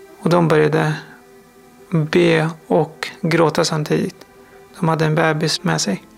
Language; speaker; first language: Swedish; non-native, fluent; Persian